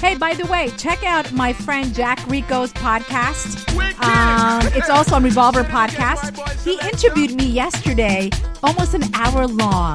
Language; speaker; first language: English; early bilingual, other home language; Spanish